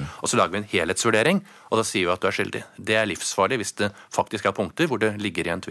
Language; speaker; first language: Norwegian; native; Norwegian